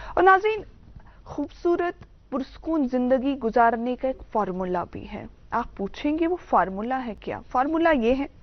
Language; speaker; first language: Hindi; non-native, local second language; Kashmiri